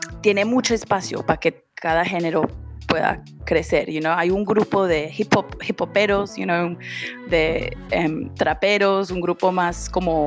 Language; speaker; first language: Spanish; early bilingual, heritage; Spanish